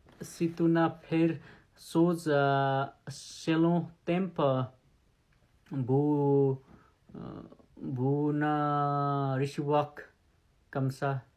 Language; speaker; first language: French; non-native, learner; Nepali